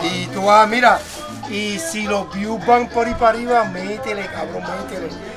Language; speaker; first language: Spanish; native; Spanish